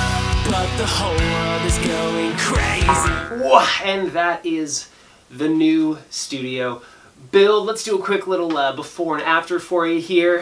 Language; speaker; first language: English; native; English